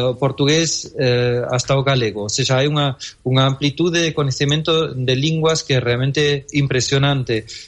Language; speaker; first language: Galician; non-native, fluent; German